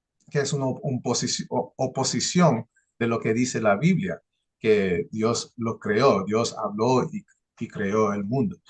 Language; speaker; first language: Spanish; early bilingual, heritage; English